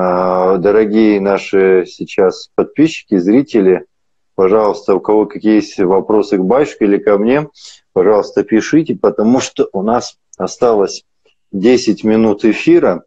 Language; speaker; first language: Russian; native; Russian